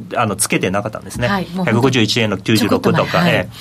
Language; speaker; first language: Japanese; non-native, fluent; Chinese